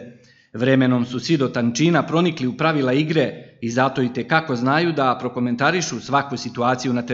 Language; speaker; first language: Serbian; native; Serbian